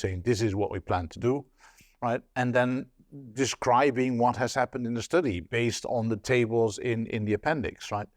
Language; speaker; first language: English; non-native, fluent; Dutch